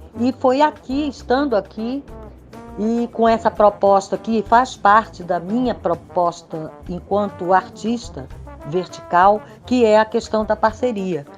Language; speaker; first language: Portuguese; native; Portuguese